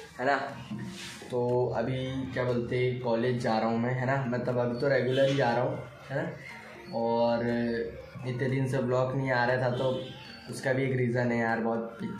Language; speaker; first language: Hindi; native; Hindi